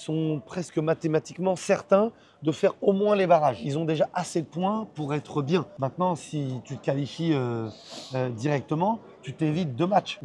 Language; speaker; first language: French; native; French